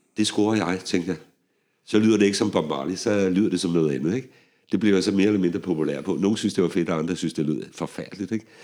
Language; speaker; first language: Danish; native; Danish